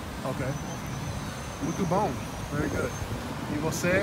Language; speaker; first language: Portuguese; non-native, learner; English